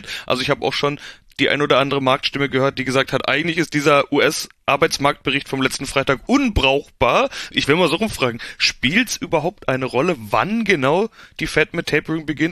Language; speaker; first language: German; native; German